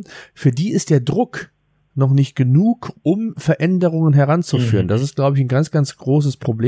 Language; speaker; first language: German; native; German